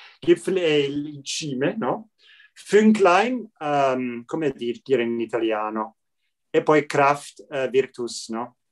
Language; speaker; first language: Italian; non-native, fluent; English